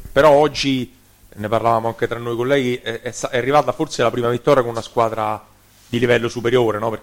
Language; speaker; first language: Italian; native; Italian